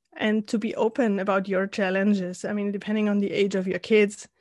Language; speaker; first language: English; non-native, fluent; German